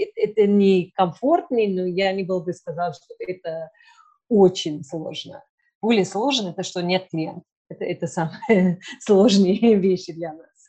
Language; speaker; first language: Russian; non-native, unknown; English